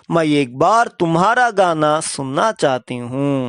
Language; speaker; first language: Hindi; non-native, local second language; Telugu